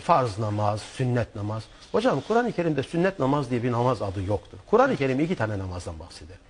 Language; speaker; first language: Turkish; native; Turkish